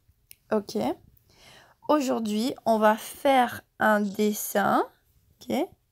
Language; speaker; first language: French; non-native, fluent; English